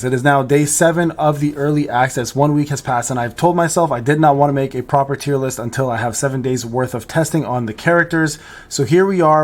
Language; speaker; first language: English; native; English